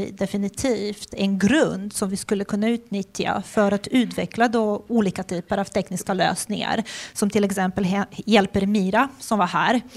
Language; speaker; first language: Swedish; non-native, fluent; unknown